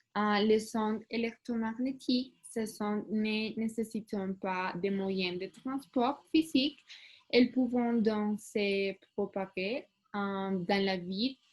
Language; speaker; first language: French; non-native, learner; Spanish